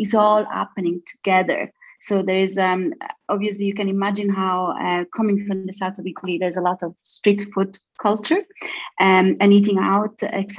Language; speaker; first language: English; non-native, fluent; Italian